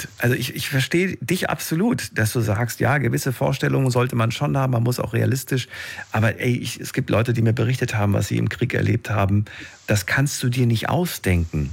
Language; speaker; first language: German; native; German